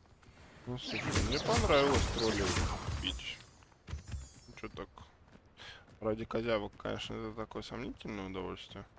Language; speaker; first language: Russian; native; Russian